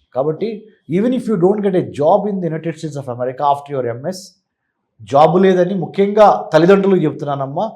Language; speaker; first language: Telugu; native; Telugu